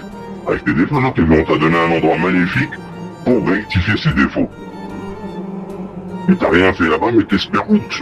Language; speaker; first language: French; native; French